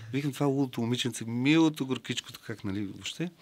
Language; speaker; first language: Bulgarian; native; Bulgarian